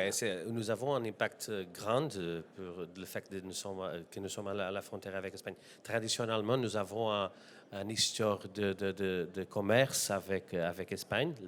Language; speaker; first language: French; non-native, learner; Portuguese